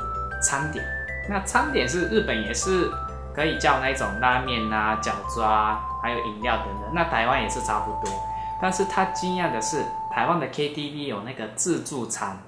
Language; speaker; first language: Chinese; non-native, fluent; Japanese